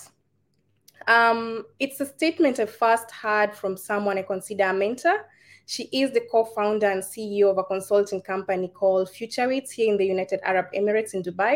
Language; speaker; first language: English; non-native, local second language; Kikuyu